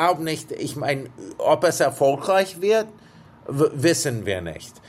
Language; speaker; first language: German; non-native, fluent; English